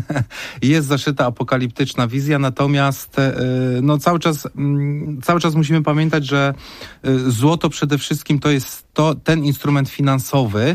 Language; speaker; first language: Polish; native; Polish